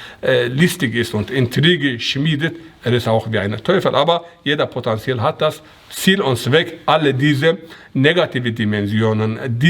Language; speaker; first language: German; non-native, learner; Persian